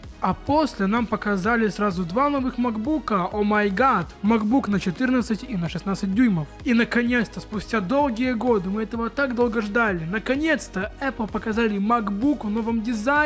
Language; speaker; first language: Russian; native; Russian